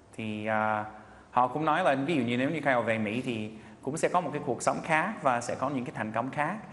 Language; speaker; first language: Vietnamese; non-native, fluent; English